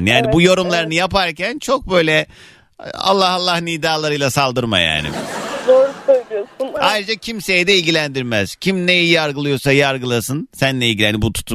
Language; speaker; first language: Turkish; native; Turkish